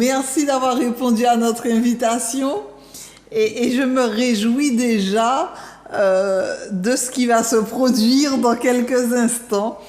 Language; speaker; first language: French; native; French